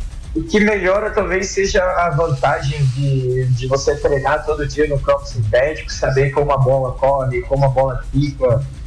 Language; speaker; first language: Portuguese; native; Portuguese